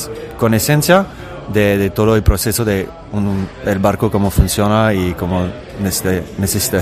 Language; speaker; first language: Spanish; non-native, fluent; Italian